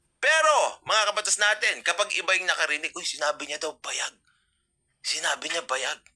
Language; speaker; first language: Filipino; non-native, local second language; Iloko